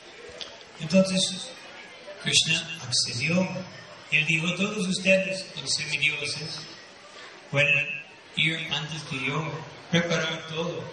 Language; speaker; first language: Spanish; non-native, fluent; Portuguese